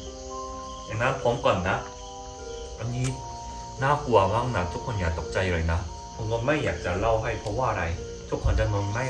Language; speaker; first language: Thai; non-native, fluent; Korean